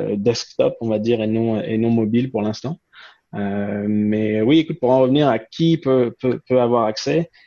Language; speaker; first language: French; native; French